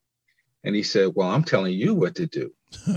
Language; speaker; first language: English; native; English